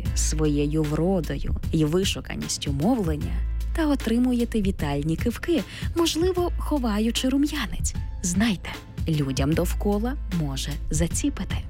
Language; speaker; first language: Ukrainian; native; Ukrainian